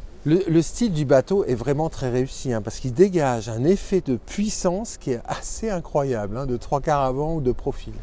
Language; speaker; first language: French; native; French